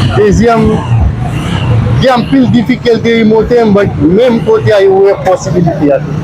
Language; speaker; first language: Haitian Creole; non-native, learner; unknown